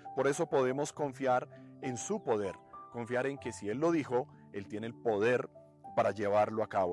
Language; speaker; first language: Spanish; native; Spanish